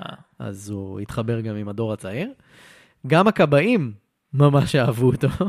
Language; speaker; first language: Hebrew; native; Hebrew